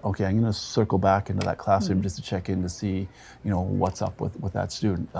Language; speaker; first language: English; native; English